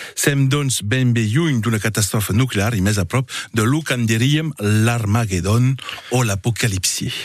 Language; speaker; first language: Catalan; native; Catalan